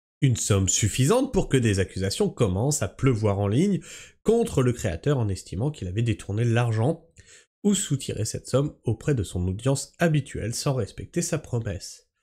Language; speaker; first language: French; native; French